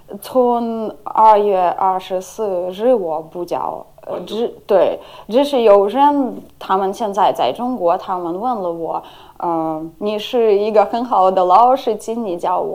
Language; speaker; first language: Chinese; non-native, fluent; Ukrainian